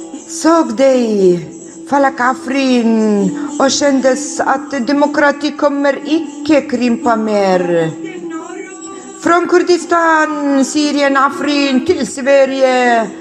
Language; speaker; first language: Swedish; non-native, learner; Kurdish